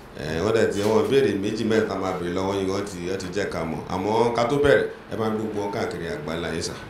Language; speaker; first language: Yoruba; native; Yoruba